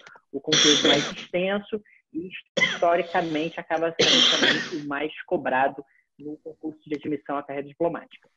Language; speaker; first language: Portuguese; native; Portuguese